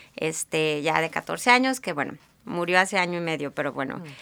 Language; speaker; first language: Spanish; native; Spanish